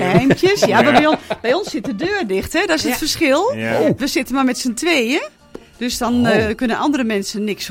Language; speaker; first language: Dutch; native; Dutch